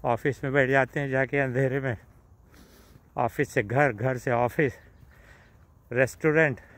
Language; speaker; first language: Urdu; native; Urdu